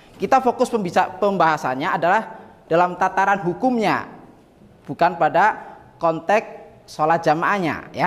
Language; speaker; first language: Indonesian; native; Indonesian